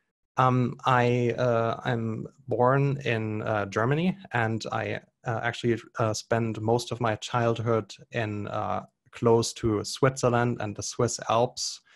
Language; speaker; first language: English; non-native, fluent; German